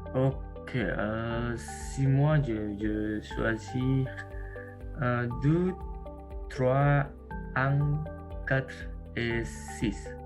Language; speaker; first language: French; non-native, learner; Indonesian